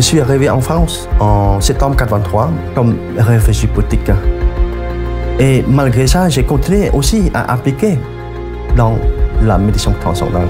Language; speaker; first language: French; non-native, learner; Khmer